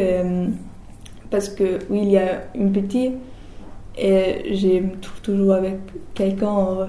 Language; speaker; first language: French; non-native, learner; German